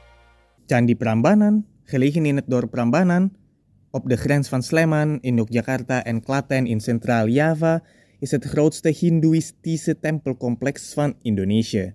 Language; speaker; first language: Dutch; non-native, fluent; Indonesian